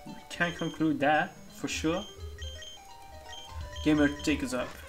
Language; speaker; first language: English; native; English